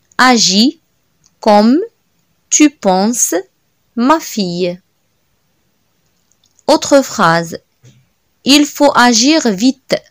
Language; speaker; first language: French; non-native, local second language; Arabic